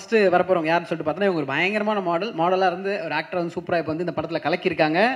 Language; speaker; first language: Tamil; native; Tamil